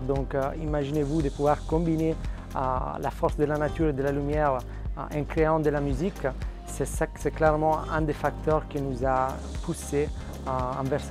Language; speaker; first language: French; non-native, fluent; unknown